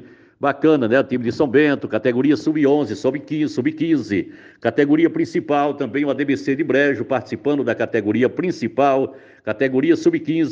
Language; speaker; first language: Portuguese; native; Portuguese